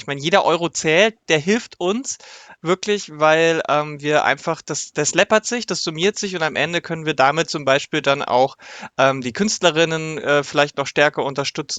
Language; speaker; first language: German; native; German